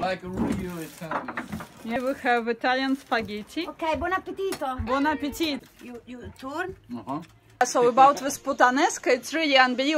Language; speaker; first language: English; non-native, learner; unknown